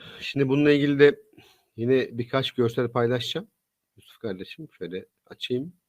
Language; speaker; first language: Turkish; native; Turkish